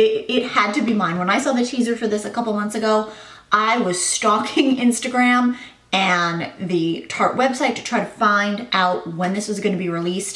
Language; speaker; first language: English; native; English